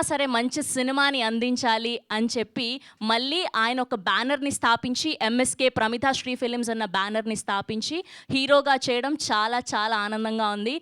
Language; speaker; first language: Telugu; native; Telugu